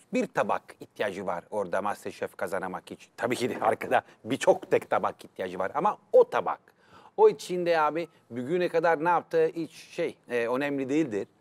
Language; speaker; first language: Turkish; non-native, fluent; Italian